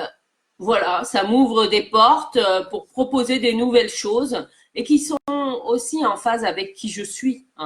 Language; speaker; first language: French; native; French